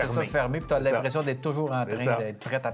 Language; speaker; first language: French; native; French